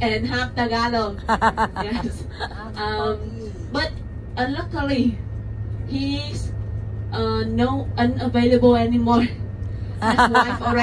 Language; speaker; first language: English; non-native, learner; Vietnamese